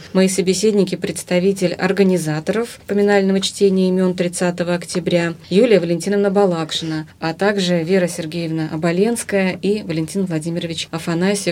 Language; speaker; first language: Russian; native; Russian